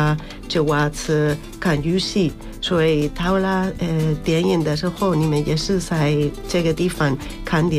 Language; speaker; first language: Chinese; non-native, learner; Spanish